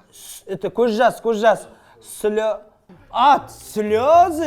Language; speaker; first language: Russian; non-native, local second language; Kazakh